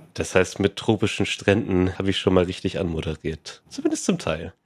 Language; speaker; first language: German; native; German